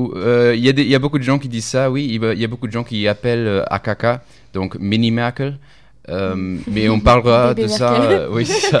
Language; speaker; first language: French; non-native, fluent; German